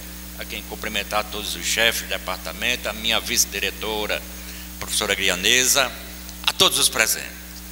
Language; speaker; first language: Portuguese; native; Portuguese